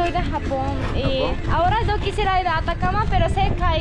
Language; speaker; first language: Spanish; non-native, fluent; Japanese